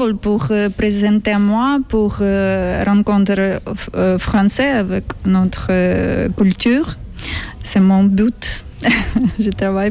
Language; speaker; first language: French; non-native, learner; Ukrainian